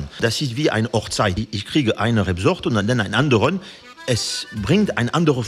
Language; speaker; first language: German; non-native, learner; French